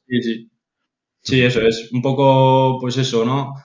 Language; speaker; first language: Spanish; native; Spanish